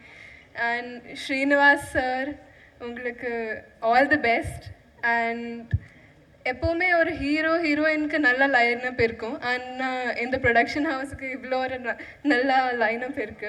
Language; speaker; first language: Tamil; non-native, fluent; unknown